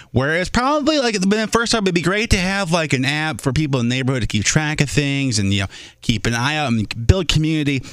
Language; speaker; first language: English; native; English